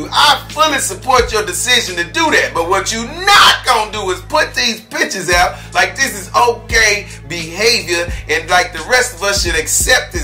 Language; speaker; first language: English; native; English